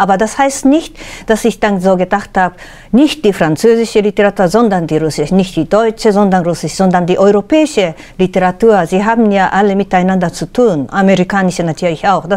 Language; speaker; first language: German; non-native, fluent; Japanese